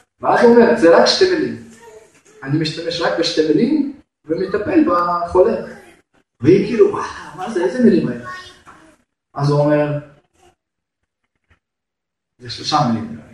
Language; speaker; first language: Hebrew; non-native, fluent; Russian